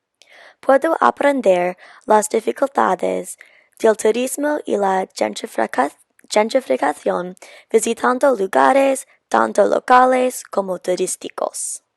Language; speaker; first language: Spanish; non-native, learner; English